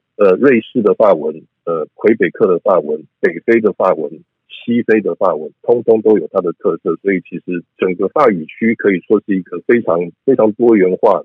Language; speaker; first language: Chinese; native; Chinese